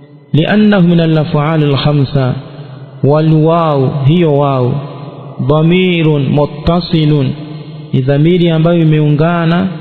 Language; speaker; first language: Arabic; non-native, fluent; Swahili